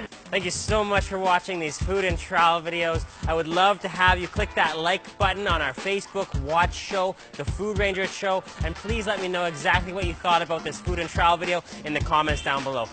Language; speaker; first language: English; native; English